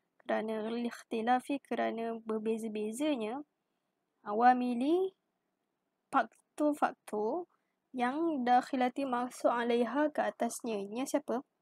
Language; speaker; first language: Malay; native; Malay